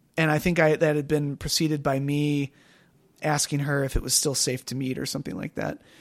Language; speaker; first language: English; native; English